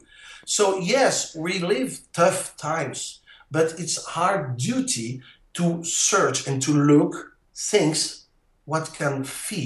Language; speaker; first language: English; non-native, fluent; French